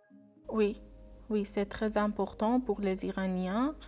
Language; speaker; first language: French; non-native, learner; Persian